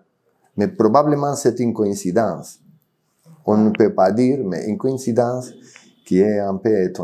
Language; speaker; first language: French; non-native, fluent; Spanish